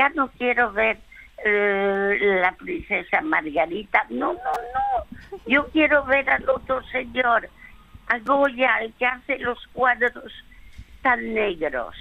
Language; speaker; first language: Spanish; early bilingual, other home language; French